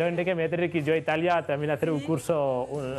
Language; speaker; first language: Spanish; native; Spanish